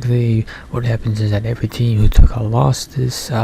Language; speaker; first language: English; native; English